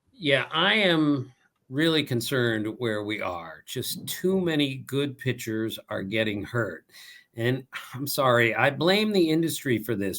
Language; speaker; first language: English; native; English